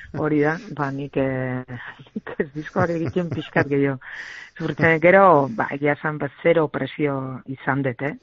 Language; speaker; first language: Basque; native; Basque